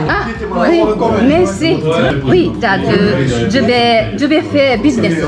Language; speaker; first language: French; non-native, learner; Japanese